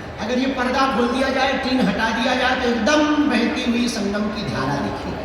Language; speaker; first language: Hindi; native; Hindi